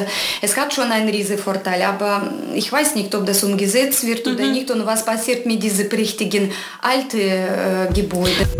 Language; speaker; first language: German; non-native, fluent; Russian